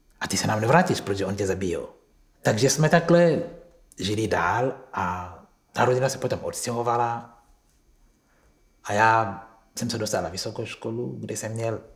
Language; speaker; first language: Czech; non-native, fluent; Kongo